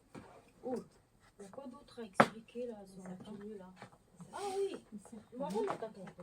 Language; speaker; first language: French; non-native, learner; Mongolian